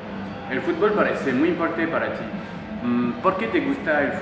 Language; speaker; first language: Spanish; non-native, learner; French